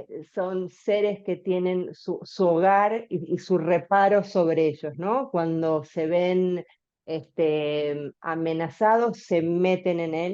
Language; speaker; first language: Spanish; native; Spanish